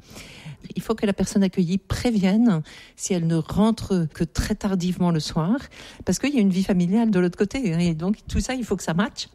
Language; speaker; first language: French; native; French